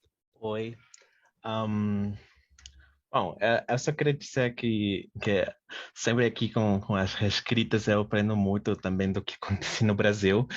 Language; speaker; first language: Portuguese; non-native, fluent; Spanish